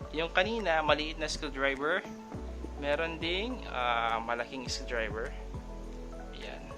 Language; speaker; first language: Filipino; non-native, local second language; Pampanga